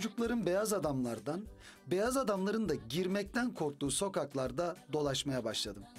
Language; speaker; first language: Turkish; native; Turkish